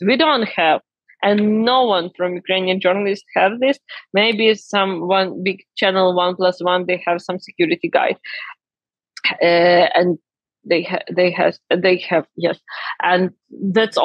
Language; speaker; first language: English; non-native, learner; Ukrainian